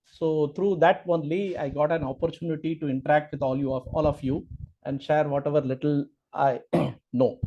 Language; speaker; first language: English; non-native, local second language; Tamil